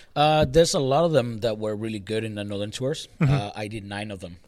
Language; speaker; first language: English; early bilingual, other home language; Spanish